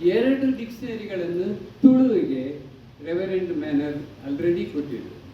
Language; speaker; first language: Kannada; non-native, local second language; Tulu